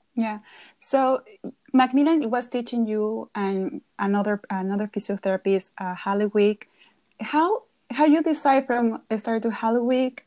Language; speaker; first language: English; non-native, fluent; Spanish